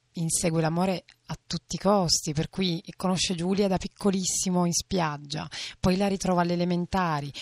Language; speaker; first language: Italian; native; Italian